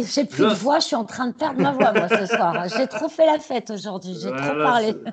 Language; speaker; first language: French; native; French